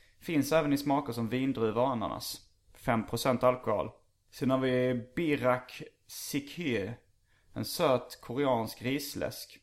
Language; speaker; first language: Swedish; native; Swedish